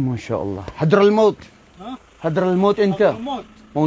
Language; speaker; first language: Arabic; non-native, learner; Maranao